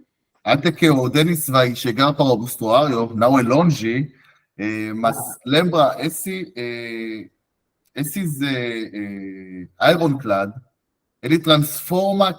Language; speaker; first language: Portuguese; non-native, fluent; Hebrew